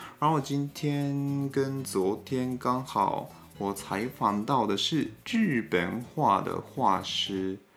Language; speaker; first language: Chinese; non-native, fluent; Japanese